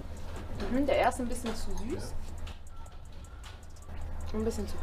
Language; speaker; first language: German; native; German